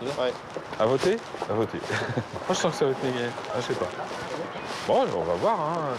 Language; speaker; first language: French; native; French